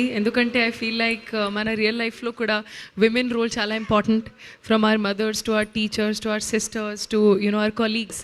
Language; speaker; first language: Telugu; non-native, learner; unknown